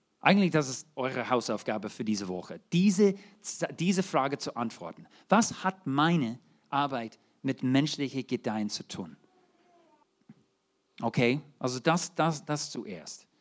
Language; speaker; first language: German; non-native, fluent; English